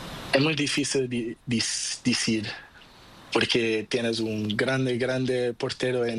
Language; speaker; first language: Spanish; non-native, learner; Portuguese